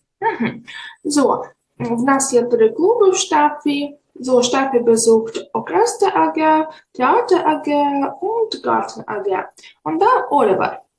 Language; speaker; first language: German; non-native, fluent; Ukrainian